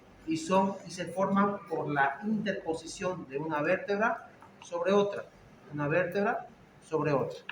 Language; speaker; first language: Spanish; native; Spanish